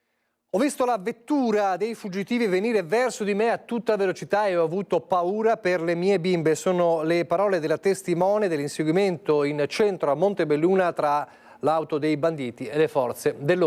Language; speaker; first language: Italian; native; Italian